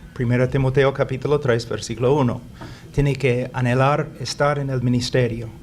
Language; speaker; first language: Spanish; non-native, fluent; English